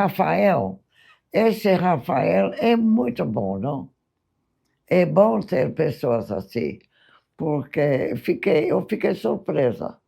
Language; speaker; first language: Portuguese; non-native, fluent; English